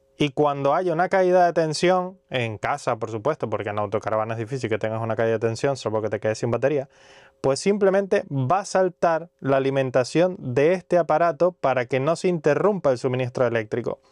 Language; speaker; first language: Spanish; native; Spanish